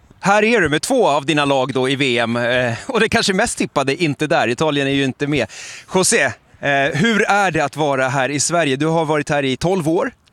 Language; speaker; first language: Swedish; native; Swedish